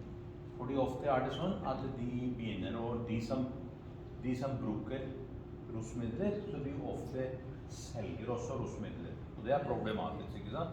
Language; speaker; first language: Norwegian; non-native, fluent; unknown